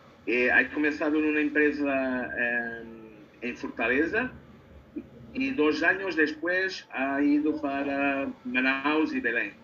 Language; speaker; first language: Spanish; non-native, learner; Portuguese